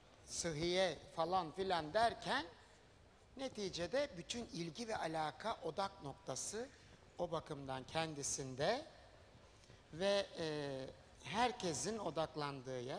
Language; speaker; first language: Turkish; native; Turkish